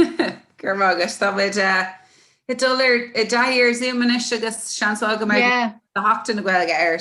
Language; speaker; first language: Irish; non-native, learner; English